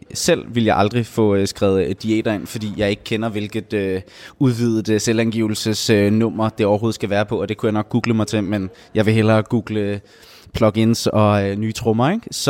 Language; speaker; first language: Danish; native; Danish